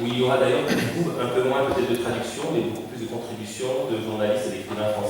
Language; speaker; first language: French; native; French